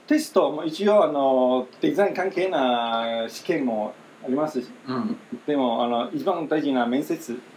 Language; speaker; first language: Japanese; non-native, fluent; Chinese